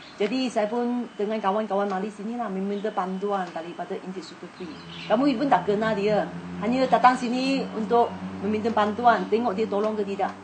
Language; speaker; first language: Malay; non-native, local second language; Chinese